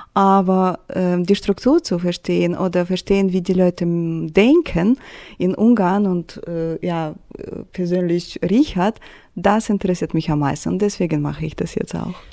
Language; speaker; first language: German; non-native, fluent; Russian